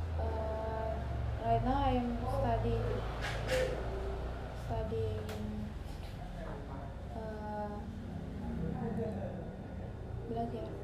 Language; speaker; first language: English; non-native, learner; Indonesian